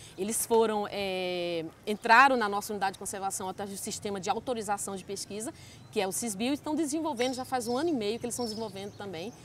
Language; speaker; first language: Portuguese; native; Portuguese